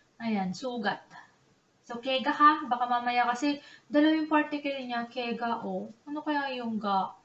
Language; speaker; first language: Filipino; native; Filipino